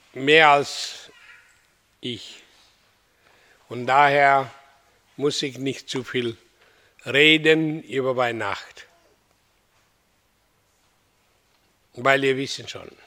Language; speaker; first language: German; non-native, learner; Hindi